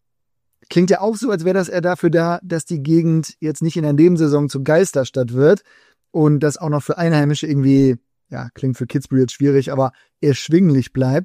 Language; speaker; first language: German; native; German